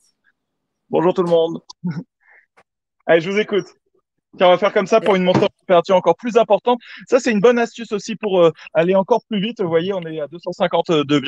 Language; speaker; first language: French; native; French